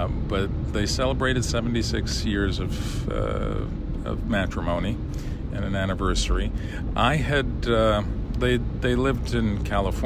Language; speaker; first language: English; early bilingual, other home language; Lithuanian